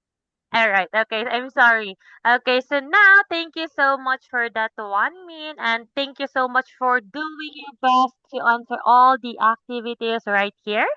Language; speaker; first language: English; non-native, local second language; Cebuano